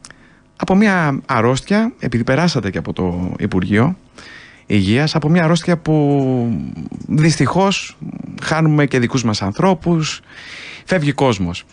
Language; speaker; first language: Greek; native; Greek